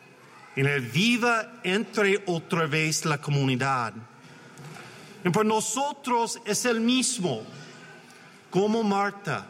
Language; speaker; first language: Spanish; non-native, learner; English